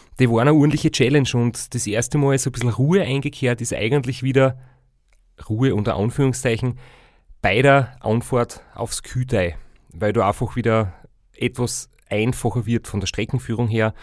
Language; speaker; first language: German; native; German